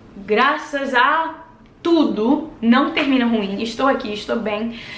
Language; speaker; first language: Portuguese; early bilingual, other home language; English